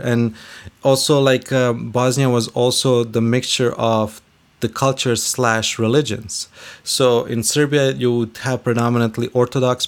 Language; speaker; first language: English; non-native, fluent; Bosnian